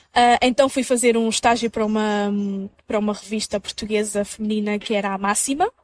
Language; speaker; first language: Portuguese; native; Portuguese